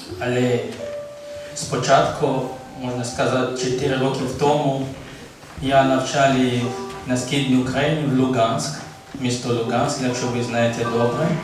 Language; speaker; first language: Ukrainian; non-native, learner; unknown